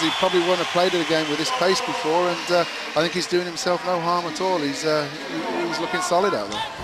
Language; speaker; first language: English; native; English